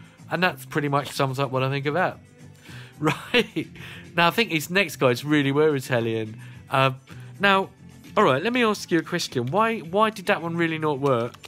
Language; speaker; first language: English; native; English